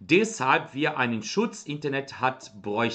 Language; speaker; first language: German; non-native, fluent; Portuguese